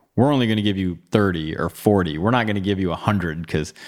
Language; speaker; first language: English; native; English